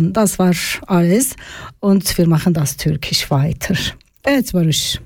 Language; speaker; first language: German; non-native, learner; Turkish